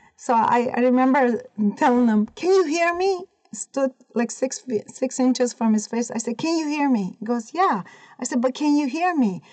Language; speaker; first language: English; non-native, fluent; Persian